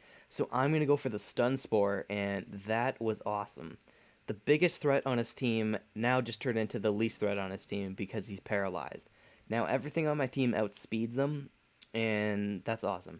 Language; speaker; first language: English; native; English